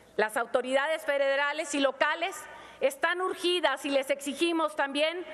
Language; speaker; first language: Spanish; native; Spanish